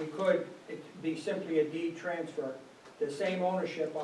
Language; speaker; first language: English; native; English